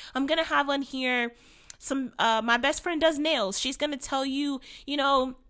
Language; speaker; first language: English; native; English